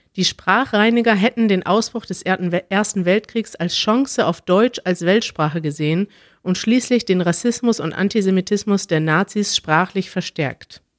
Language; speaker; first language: German; native; German